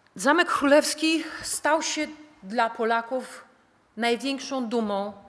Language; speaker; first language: Polish; native; Polish